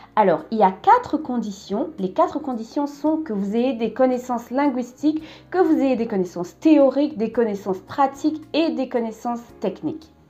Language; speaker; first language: French; native; French